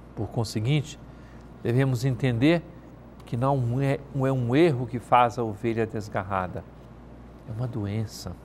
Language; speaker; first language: Portuguese; native; Portuguese